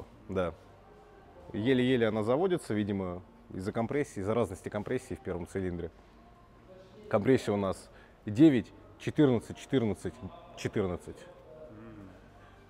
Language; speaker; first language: Russian; native; Russian